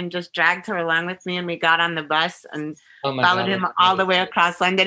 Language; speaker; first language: English; native; English